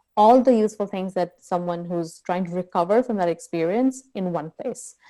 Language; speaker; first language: English; non-native, local second language; Urdu